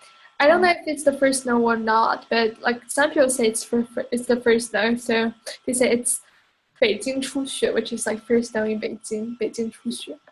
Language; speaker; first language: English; non-native, fluent; Chinese